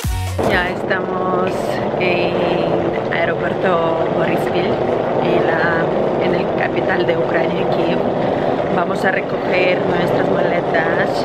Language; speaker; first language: Spanish; non-native, learner; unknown